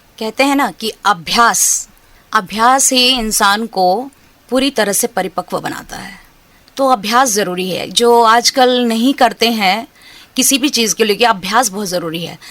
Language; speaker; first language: Hindi; non-native, local second language; Bangla